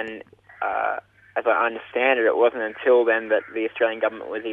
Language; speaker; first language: English; native; English